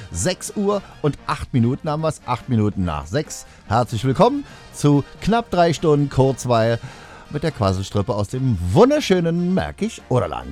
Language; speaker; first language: German; native; German